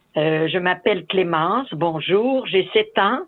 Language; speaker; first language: French; native; French